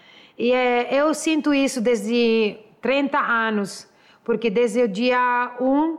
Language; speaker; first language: Portuguese; non-native, learner; Italian